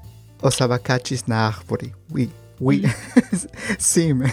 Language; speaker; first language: Portuguese; non-native, learner; Spanish